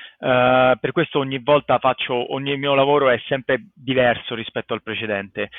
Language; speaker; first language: Italian; native; Italian